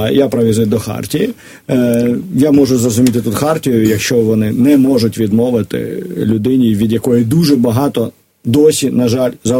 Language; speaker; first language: Ukrainian; native; Ukrainian